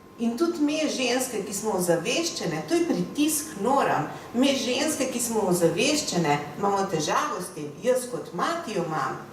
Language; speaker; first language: Slovenian; native; Slovenian